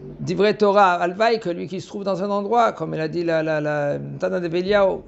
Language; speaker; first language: French; native; French